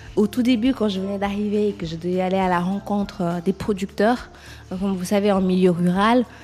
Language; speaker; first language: French; non-native, local second language; Wolof